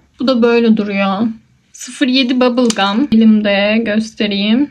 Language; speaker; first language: Turkish; native; Turkish